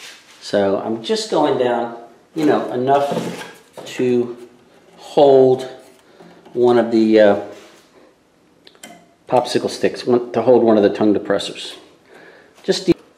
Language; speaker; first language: English; native; English